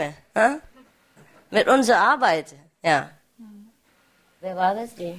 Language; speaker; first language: German; non-native, fluent; Vietnamese